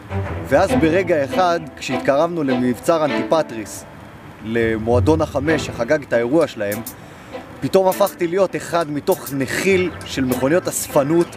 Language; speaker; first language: Hebrew; native; Hebrew